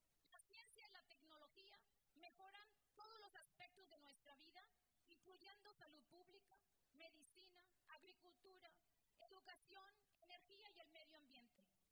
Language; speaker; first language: Spanish; early bilingual, other home language; English